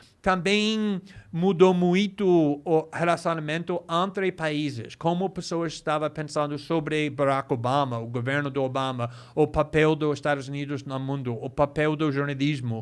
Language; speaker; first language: Portuguese; non-native, fluent; English